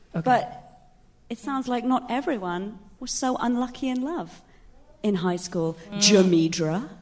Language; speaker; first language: English; native; English